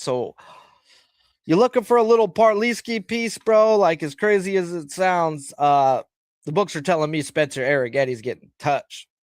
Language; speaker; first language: English; native; English